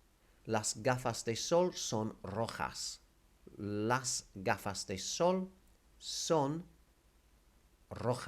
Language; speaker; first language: Spanish; non-native, fluent; English